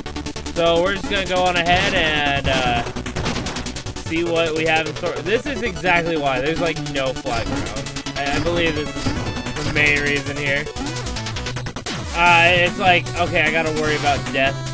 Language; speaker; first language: English; native; English